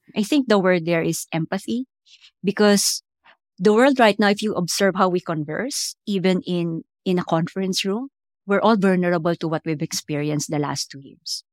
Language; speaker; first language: English; non-native, local second language; Filipino